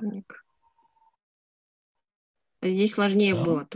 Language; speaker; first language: Russian; native; Russian